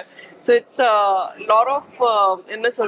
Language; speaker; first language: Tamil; non-native, fluent; Gujarati